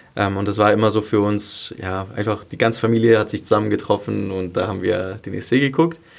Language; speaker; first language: German; early bilingual, other home language; Greek